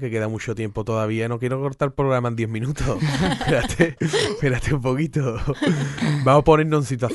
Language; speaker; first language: Spanish; native; Spanish